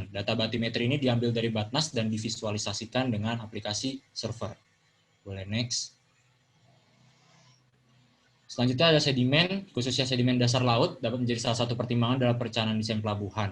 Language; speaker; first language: Indonesian; native; Indonesian